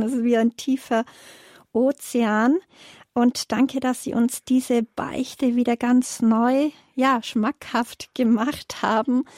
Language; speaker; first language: German; native; German